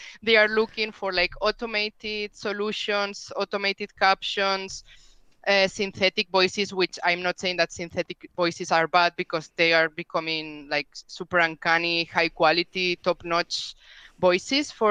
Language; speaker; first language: English; non-native, fluent; Spanish